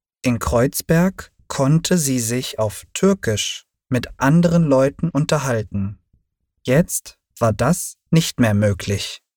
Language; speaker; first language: German; early bilingual, other home language; Turkish